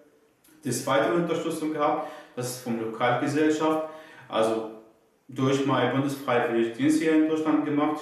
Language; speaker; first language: German; non-native, learner; Arabic